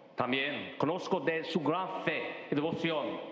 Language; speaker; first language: Spanish; non-native, learner; English